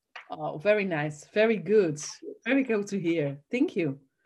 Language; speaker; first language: English; non-native, fluent; Dutch